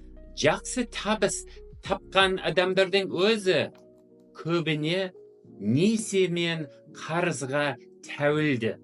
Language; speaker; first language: Kazakh; non-native, fluent; English